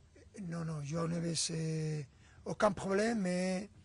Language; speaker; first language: French; non-native, fluent; Spanish